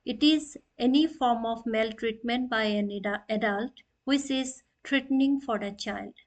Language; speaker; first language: English; non-native, local second language; Assamese